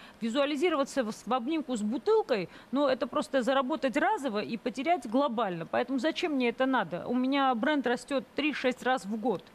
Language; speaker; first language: Russian; native; Russian